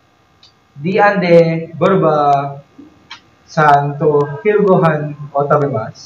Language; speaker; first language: Japanese; non-native, learner; Filipino